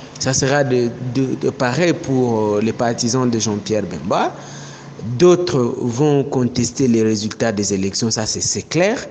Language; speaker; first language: French; non-native, local second language; Swahili